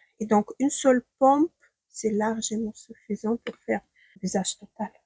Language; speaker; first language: French; non-native, fluent; Ukrainian